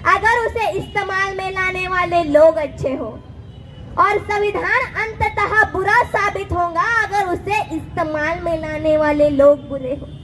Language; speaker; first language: Hindi; non-native, local second language; Marathi